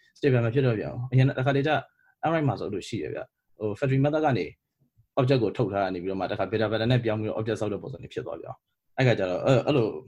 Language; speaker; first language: Burmese; native; Burmese